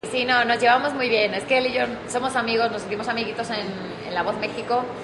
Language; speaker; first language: Spanish; native; Spanish